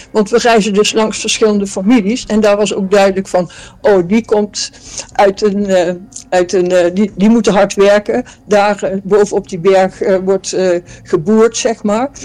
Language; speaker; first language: Dutch; native; Dutch